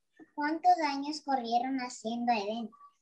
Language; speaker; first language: Spanish; early bilingual, heritage; Spanish